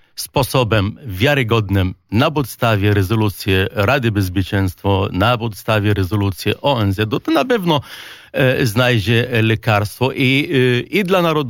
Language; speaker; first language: Polish; non-native, fluent; Arabic